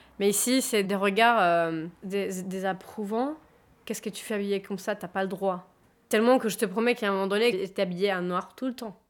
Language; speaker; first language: French; non-native, fluent; Spanish